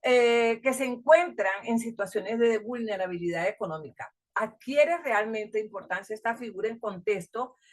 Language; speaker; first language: Spanish; native; Spanish